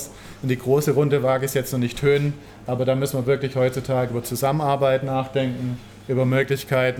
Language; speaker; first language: German; native; German